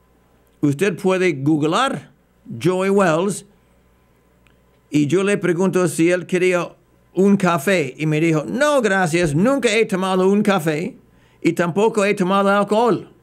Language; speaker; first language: Spanish; non-native, fluent; English